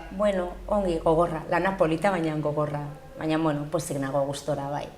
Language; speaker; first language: Basque; non-native, local second language; Spanish